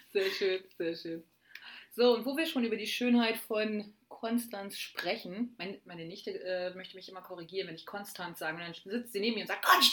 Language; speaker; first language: German; native; German